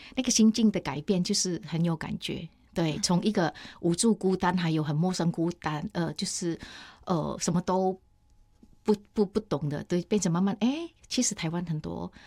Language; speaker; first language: Chinese; non-native, fluent; Indonesian